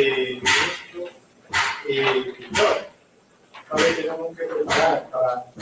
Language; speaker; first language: Spanish; non-native, learner; Haitian Creole